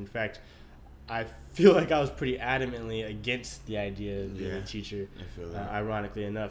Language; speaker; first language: English; native; English